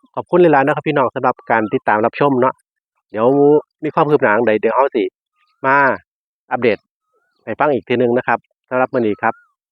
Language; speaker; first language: Thai; native; Thai